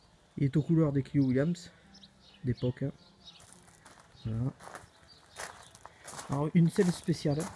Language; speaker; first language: French; native; French